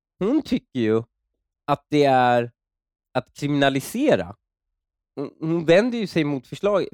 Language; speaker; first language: Swedish; early bilingual, other home language; Persian